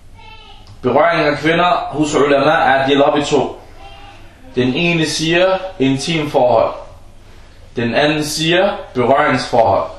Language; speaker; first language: Danish; non-native, fluent; Arabic